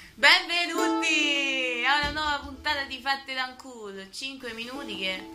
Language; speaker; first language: Italian; native; Italian